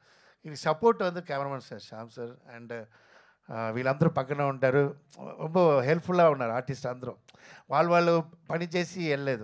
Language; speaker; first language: Telugu; non-native, local second language; Tamil